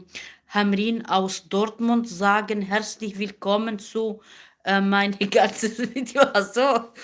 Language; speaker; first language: German; non-native, learner; Kurdish